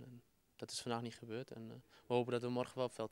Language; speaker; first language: Dutch; native; Dutch